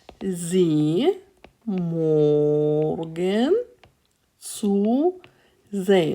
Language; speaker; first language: German; non-native, fluent; Ukrainian